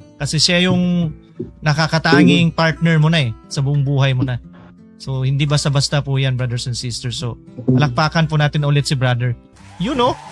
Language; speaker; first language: Filipino; non-native, local second language; Cebuano